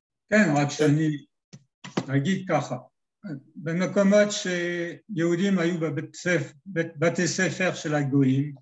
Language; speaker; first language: Hebrew; non-native, fluent; French